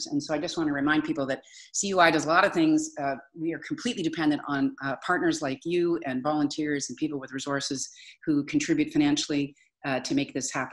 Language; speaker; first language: English; native; English